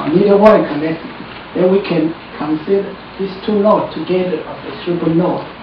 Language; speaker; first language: English; non-native, fluent; Chinese